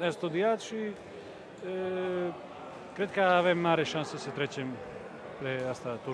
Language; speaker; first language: Romanian; non-native, fluent; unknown